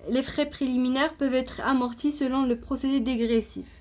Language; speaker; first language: French; non-native, local second language; Arabic